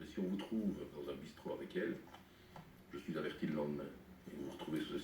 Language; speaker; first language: French; native; French